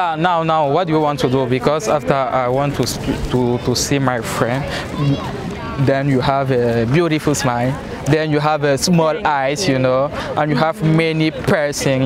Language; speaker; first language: English; non-native, learner; French